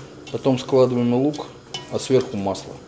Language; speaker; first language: Russian; native; Russian